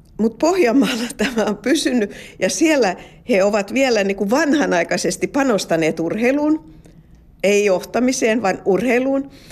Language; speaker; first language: Finnish; non-native, local second language; Swedish